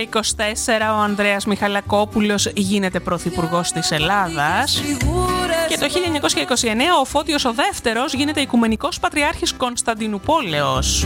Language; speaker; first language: Greek; native; Greek